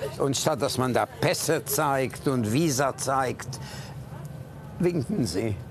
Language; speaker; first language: German; early bilingual, other home language; Hungarian